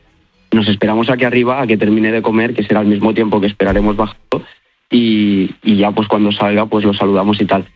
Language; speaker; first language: Spanish; native; Spanish